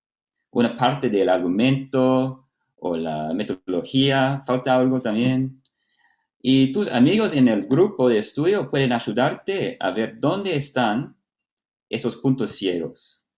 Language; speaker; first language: Spanish; non-native, fluent; Portuguese